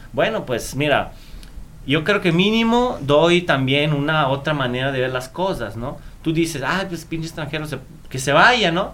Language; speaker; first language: Spanish; non-native, fluent; Italian